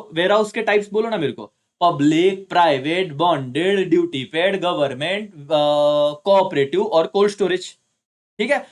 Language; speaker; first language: Hindi; non-native, local second language; Marathi